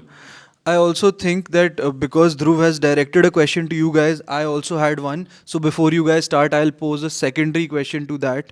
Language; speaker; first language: English; non-native, local second language; Hindi